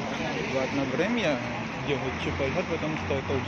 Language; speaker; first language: Russian; non-native, learner; Indonesian